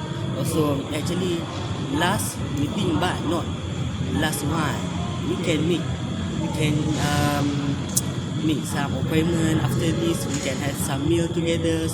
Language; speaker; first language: English; non-native, learner; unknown